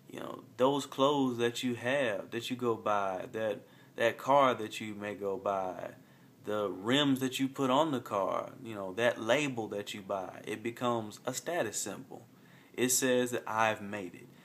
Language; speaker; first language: English; native; English